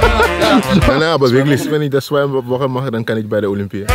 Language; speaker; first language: German; native; German